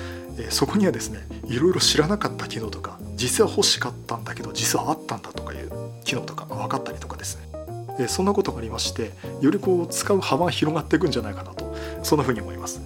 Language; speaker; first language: Japanese; native; Japanese